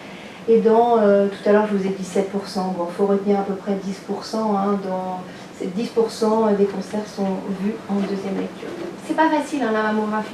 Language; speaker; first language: French; native; French